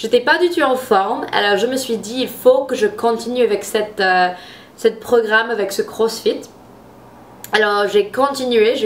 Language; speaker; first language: French; non-native, fluent; English